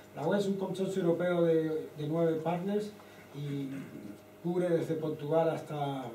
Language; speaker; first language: Spanish; native; Spanish